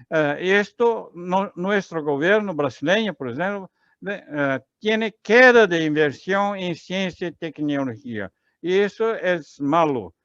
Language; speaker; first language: Spanish; non-native, learner; Portuguese